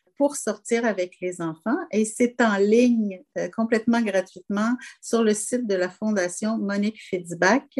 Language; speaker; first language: French; native; French